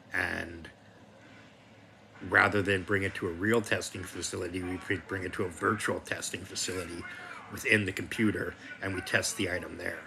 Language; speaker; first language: English; native; English